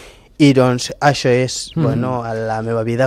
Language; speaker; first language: Catalan; non-native, local second language; Fula